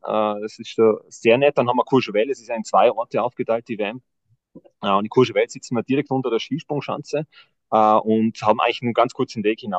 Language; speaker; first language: German; native; German